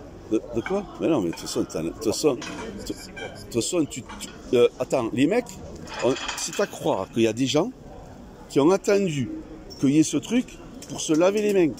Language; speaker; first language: French; native; French